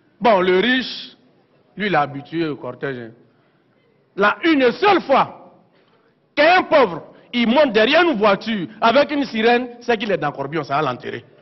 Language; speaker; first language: French; non-native, local second language; Bambara